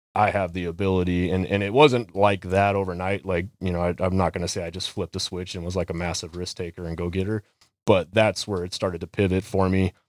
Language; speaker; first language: English; native; English